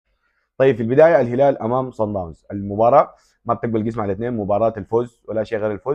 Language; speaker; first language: Arabic; native; Arabic